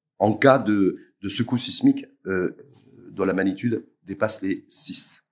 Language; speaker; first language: French; native; French